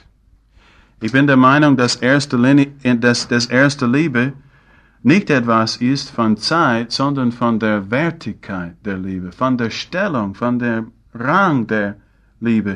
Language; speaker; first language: German; non-native, fluent; English